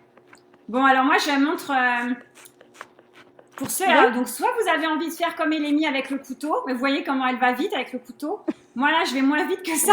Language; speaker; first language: French; native; French